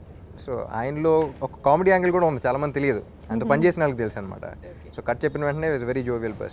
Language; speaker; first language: Telugu; native; Telugu